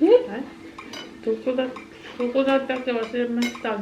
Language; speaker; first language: Japanese; non-native, learner; Korean